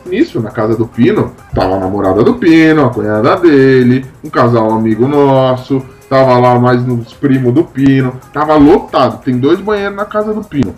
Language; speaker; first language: Portuguese; native; Portuguese